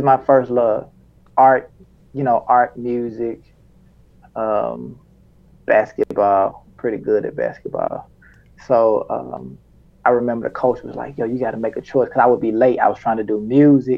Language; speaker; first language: English; native; English